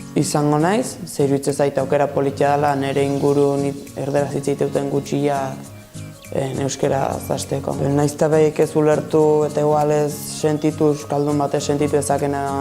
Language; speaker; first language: Basque; native; Basque